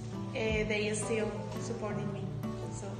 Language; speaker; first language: English; non-native, fluent; Spanish